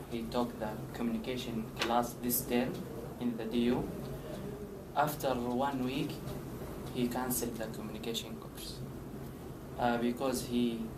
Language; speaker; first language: English; non-native, learner; Arabic